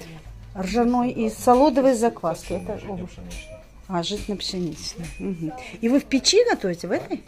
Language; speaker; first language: Russian; native; Russian